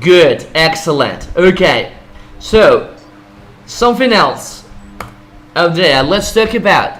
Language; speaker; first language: English; non-native, fluent; Spanish